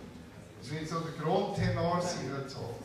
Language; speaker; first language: German; native; German